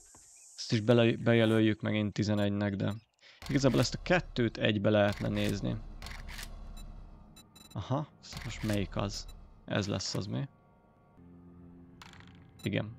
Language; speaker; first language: Hungarian; native; Hungarian